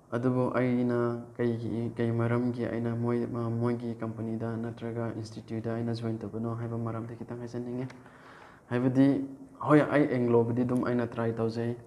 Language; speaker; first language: Manipuri; non-native, local second language; Rongmei Naga